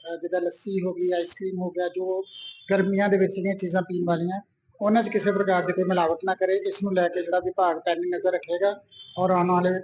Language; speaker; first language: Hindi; non-native, local second language; Punjabi